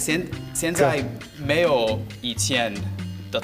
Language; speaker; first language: Chinese; non-native, learner; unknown